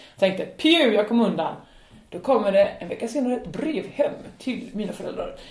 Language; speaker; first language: Swedish; native; Swedish